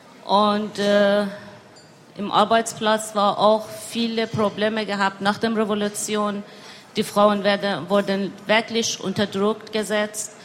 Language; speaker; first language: German; non-native, learner; Persian